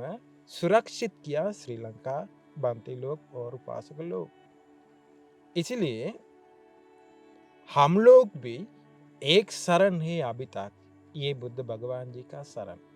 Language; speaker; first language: Hindi; non-native, learner; Sinhala